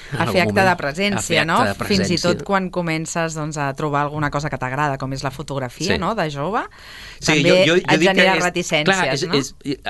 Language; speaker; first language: Catalan; native; Catalan